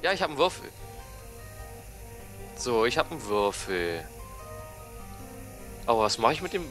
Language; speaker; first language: German; native; German